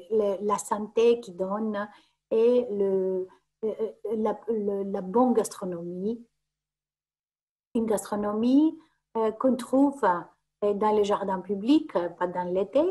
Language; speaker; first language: French; non-native, fluent; Greek